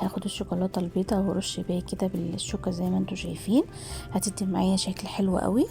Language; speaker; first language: Arabic; native; Arabic